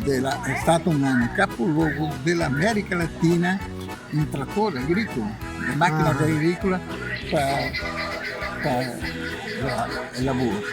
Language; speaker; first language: Italian; early bilingual, heritage; Portuguese